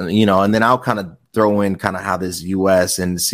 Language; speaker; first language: English; native; English